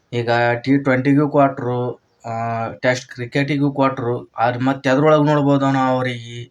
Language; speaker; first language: Kannada; native; Kannada